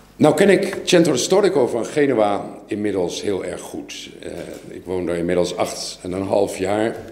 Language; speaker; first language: Dutch; native; Dutch